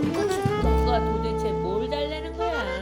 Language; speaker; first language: Korean; native; Korean